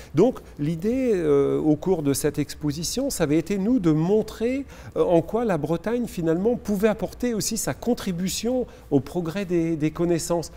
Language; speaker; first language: French; native; French